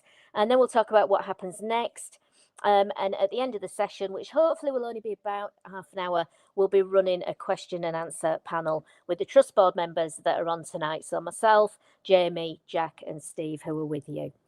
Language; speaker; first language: English; native; English